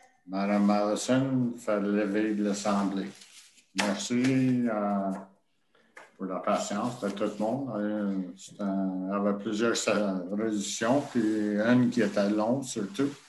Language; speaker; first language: French; native; French